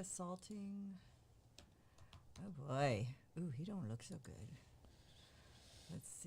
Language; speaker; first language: English; native; English